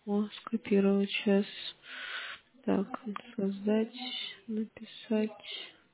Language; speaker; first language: Russian; native; Russian